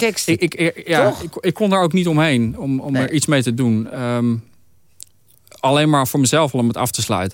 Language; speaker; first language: Dutch; native; Dutch